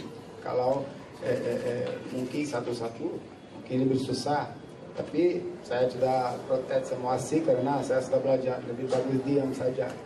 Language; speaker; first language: Indonesian; non-native, learner; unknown